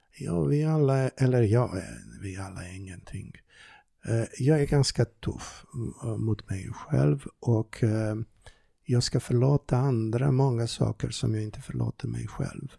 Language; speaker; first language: Swedish; non-native, fluent; Serbian